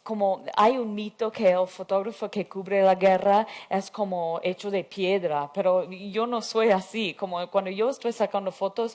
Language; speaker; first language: Spanish; non-native, fluent; English